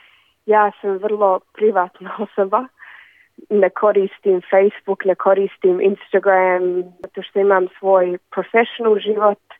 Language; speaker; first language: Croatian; early bilingual, other home language; Bosnian